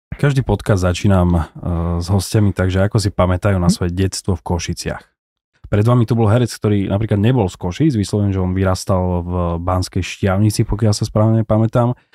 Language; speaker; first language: Slovak; native; Slovak